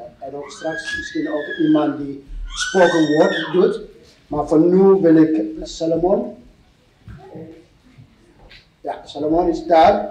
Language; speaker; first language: Dutch; non-native, fluent; Amharic